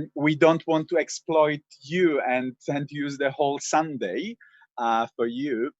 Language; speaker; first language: English; non-native, fluent; Polish